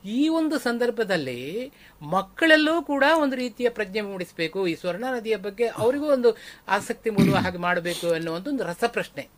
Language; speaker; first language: Kannada; native; Kannada